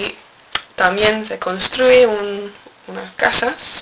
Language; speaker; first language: Spanish; non-native, learner; English